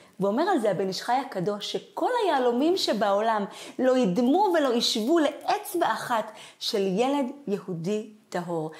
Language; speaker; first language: Hebrew; native; Hebrew